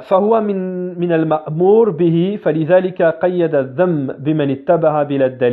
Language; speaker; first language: Arabic; non-native, fluent; French